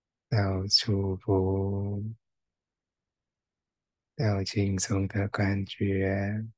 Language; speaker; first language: Chinese; non-native, fluent; Thai